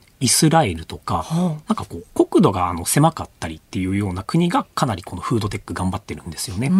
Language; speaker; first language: Japanese; native; Japanese